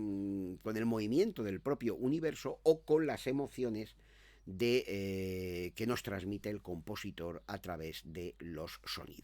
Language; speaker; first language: Spanish; native; Spanish